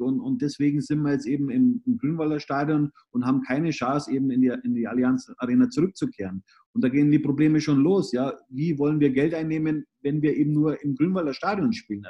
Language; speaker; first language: German; native; German